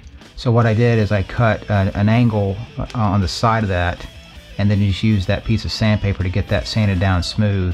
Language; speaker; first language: English; native; English